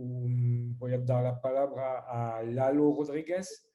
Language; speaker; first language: Spanish; non-native, fluent; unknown